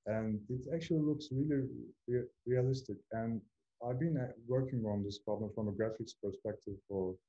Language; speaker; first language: English; non-native, fluent; Turkish